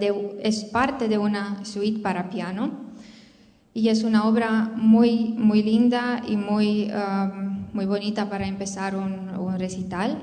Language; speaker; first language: Spanish; non-native, fluent; Romanian